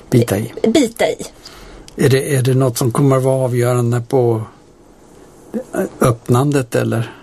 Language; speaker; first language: Swedish; native; Swedish